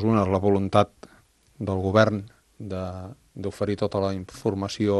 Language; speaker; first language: Catalan; native; Catalan